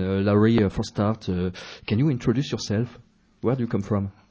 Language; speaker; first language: English; non-native, learner; French